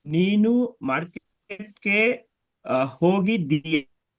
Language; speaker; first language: Kannada; non-native, learner; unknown